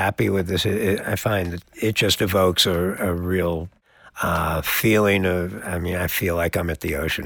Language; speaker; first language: English; native; English